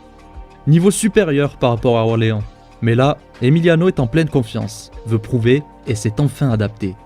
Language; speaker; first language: French; native; French